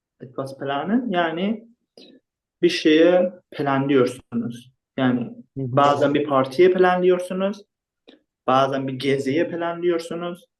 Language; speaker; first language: Turkish; non-native, fluent; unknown